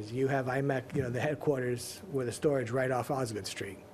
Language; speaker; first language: English; native; English